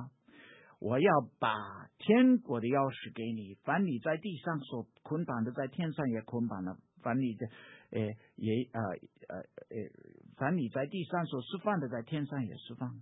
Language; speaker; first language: Chinese; non-native, fluent; English